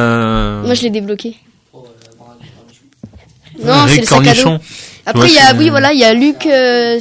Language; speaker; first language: French; native; French